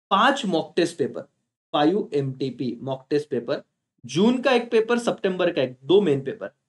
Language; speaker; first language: Hindi; non-native, local second language; Marathi